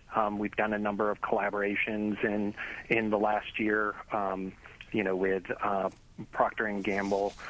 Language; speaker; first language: English; native; English